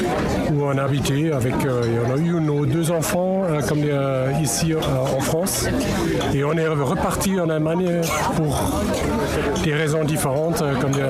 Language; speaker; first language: French; non-native, fluent; German